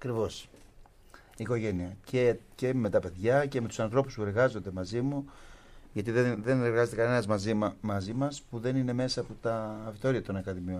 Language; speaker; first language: Greek; native; Greek